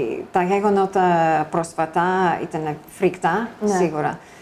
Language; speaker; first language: Greek; non-native, fluent; English